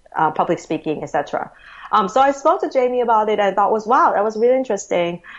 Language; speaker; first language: English; non-native, fluent; Thai